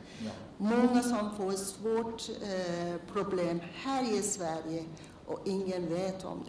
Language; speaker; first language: Swedish; non-native, learner; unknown